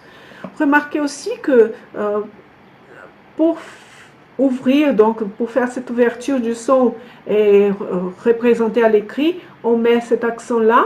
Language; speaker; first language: French; non-native, fluent; Portuguese